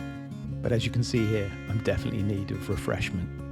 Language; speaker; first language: English; native; English